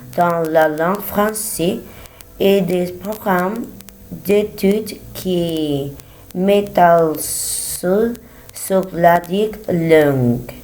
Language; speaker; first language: French; non-native, learner; Spanish